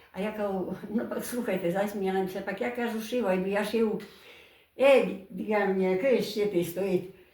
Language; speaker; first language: Ukrainian; native; Ukrainian